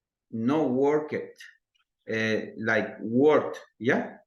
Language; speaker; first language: English; non-native, learner; Spanish